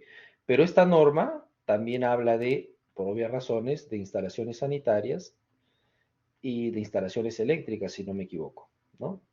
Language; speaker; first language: Spanish; native; Spanish